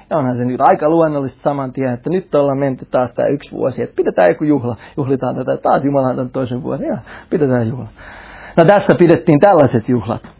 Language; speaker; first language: Finnish; native; Finnish